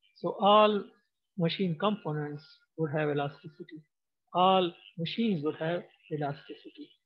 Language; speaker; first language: English; non-native, local second language; Pashto